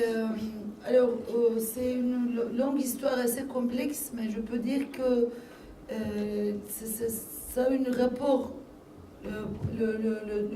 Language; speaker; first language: French; non-native, fluent; Turkish